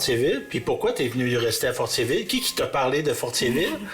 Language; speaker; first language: French; native; French